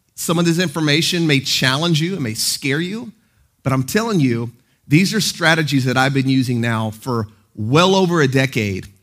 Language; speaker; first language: English; native; English